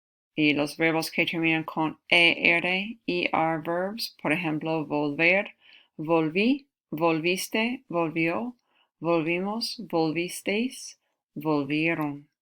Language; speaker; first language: Spanish; non-native, fluent; English